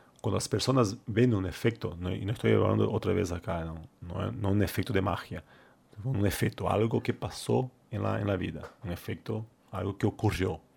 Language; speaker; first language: Spanish; non-native, fluent; Portuguese